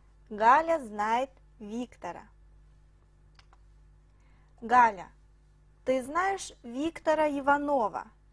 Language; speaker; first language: Russian; non-native, fluent; Chinese